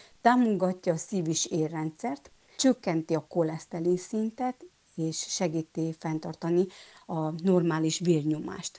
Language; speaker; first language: Hungarian; non-native, local second language; Romanian